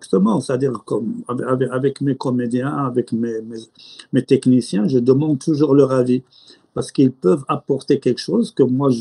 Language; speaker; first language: French; non-native, local second language; Arabic